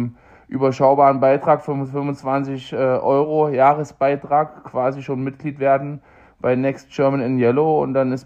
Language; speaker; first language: German; native; German